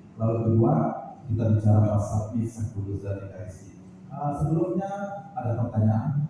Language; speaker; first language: Indonesian; native; Indonesian